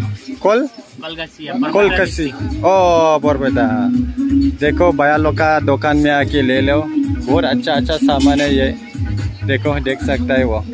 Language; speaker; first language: Hindi; non-native, local second language; Bodo